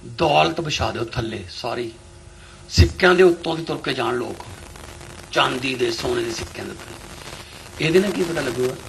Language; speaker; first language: Punjabi; native; Punjabi